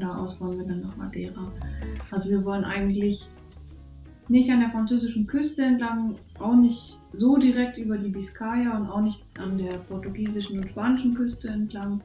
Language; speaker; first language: German; native; German